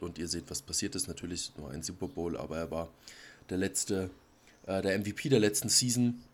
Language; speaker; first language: German; native; German